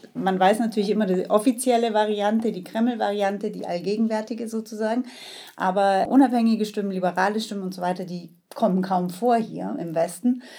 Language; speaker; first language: German; native; German